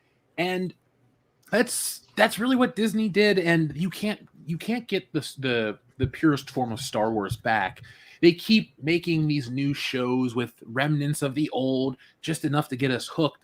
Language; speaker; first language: English; native; English